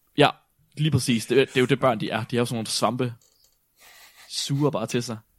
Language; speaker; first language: Danish; native; Danish